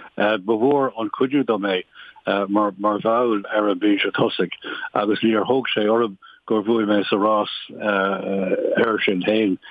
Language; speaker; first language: Irish; non-native, local second language; English